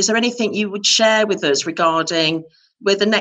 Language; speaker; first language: English; native; English